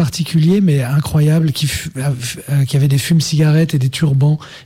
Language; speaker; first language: French; native; French